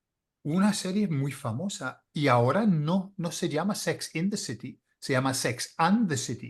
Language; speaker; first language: Spanish; non-native, fluent; English